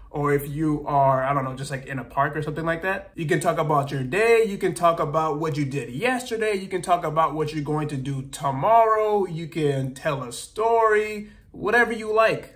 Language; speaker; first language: English; native; English